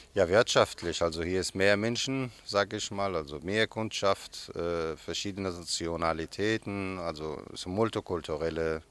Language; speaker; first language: German; non-native, fluent; Arabic